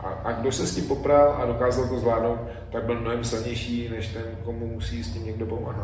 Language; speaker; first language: Czech; native; Czech